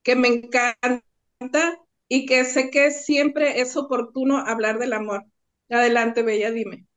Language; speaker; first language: Spanish; native; Spanish